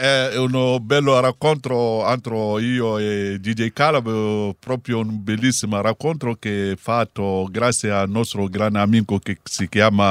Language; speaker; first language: Italian; non-native, learner; Bambara